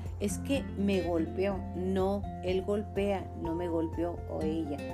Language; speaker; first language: Spanish; native; Spanish